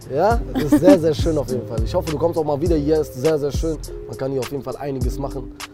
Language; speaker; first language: German; early bilingual, other home language; Kurdish